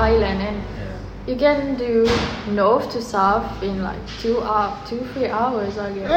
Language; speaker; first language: English; non-native, fluent; Morisyen